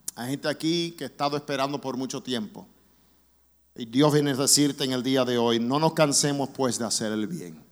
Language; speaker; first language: Spanish; early bilingual, heritage; Spanish